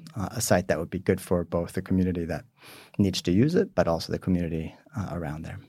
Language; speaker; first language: English; early bilingual, other home language; Swedish